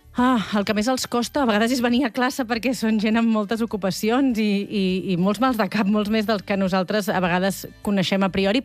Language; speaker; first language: Catalan; native; Catalan